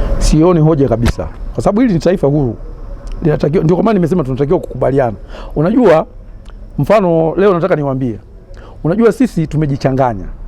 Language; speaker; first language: Swahili; native; Swahili